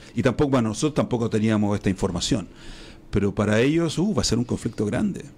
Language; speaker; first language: Spanish; native; Spanish